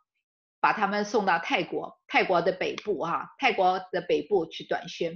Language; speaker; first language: Chinese; native; Chinese